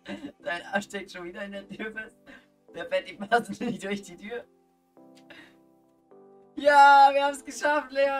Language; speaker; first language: German; native; German